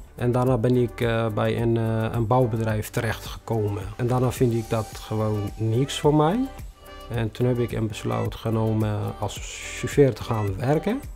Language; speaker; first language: Dutch; non-native, fluent; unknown